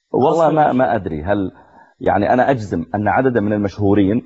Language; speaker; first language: Arabic; native; Arabic